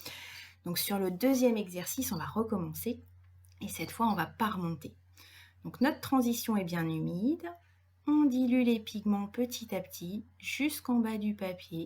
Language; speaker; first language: French; native; French